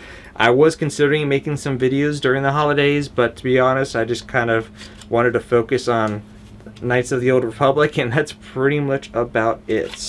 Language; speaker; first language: English; native; English